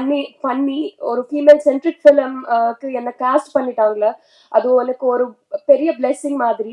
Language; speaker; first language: Tamil; non-native, learner; Telugu